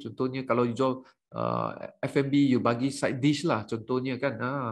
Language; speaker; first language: Malay; native; Malay